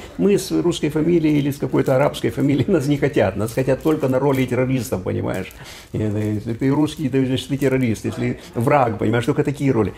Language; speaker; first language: Russian; native; Russian